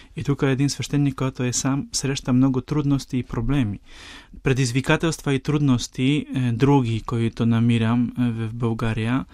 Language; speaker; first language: Bulgarian; non-native, fluent; Polish